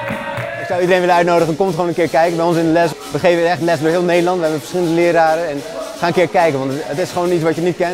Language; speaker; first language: Dutch; native; Dutch